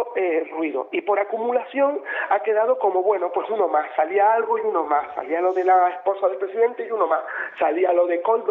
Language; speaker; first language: Spanish; native; Spanish